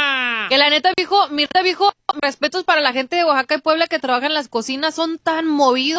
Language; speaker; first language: Spanish; native; Spanish